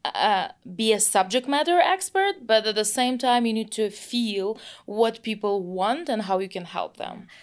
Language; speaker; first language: English; non-native, fluent; Russian